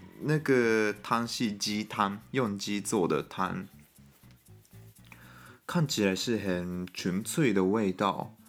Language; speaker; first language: Chinese; non-native, fluent; Japanese